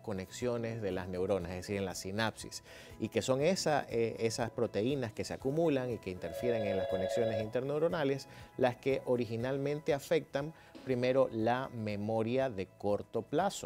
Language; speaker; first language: Spanish; native; Spanish